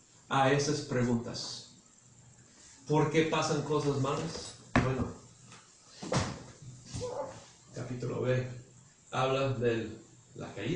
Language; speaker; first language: Spanish; non-native, fluent; English